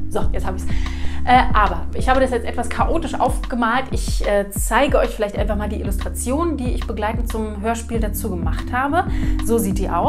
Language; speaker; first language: German; native; German